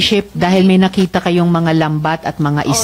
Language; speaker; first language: Filipino; native; Filipino